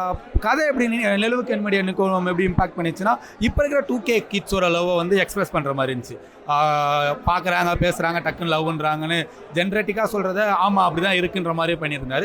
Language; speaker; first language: Tamil; native; Tamil